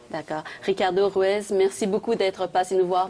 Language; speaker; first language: French; native; French